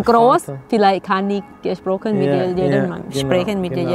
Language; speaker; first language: German; non-native, learner; Thai